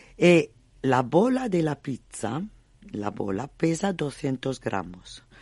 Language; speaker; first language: Spanish; non-native, fluent; Italian